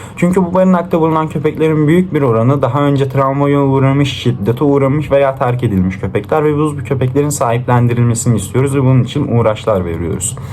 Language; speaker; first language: Turkish; native; Turkish